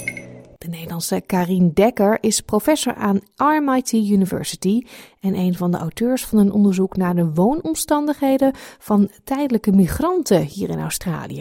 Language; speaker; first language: Dutch; native; Dutch